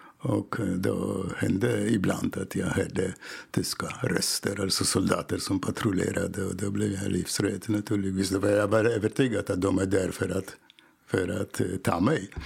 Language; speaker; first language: Swedish; non-native, fluent; Polish